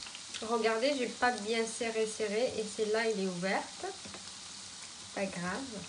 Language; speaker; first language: French; non-native, local second language; Arabic